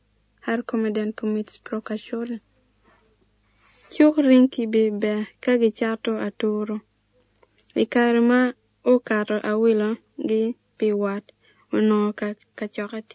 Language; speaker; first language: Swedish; early bilingual, other home language; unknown